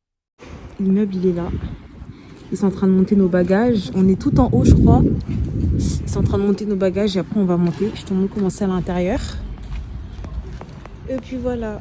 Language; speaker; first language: French; native; French